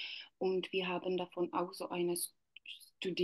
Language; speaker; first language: German; non-native, learner; Czech